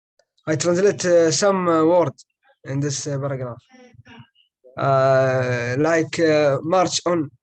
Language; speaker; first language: English; non-native, learner; Arabic